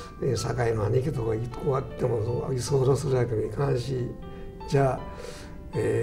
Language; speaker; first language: Japanese; native; Japanese